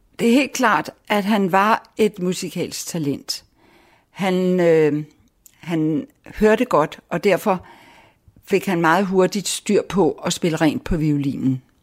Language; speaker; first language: Danish; native; Danish